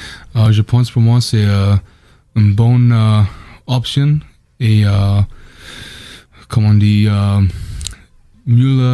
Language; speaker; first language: French; non-native, learner; English